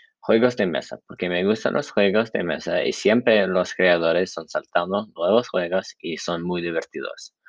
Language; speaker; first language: Spanish; non-native, learner; English